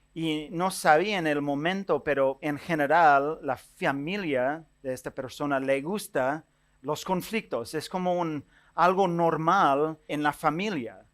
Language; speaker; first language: Spanish; non-native, fluent; English